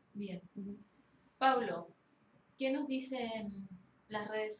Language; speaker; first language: Spanish; native; Spanish